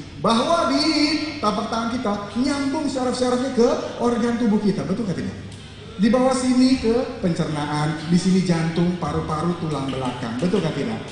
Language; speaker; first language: Indonesian; native; Indonesian